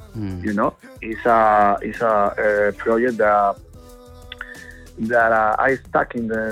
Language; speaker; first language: English; non-native, learner; Spanish